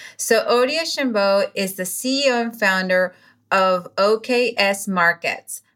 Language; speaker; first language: English; non-native, fluent; Spanish